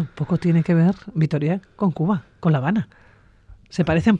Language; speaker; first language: Spanish; native; Spanish